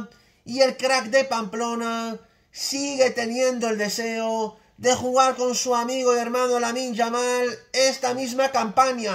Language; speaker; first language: Spanish; native; Spanish